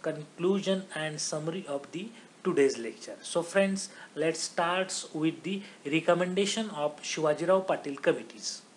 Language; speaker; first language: English; non-native, local second language; Marathi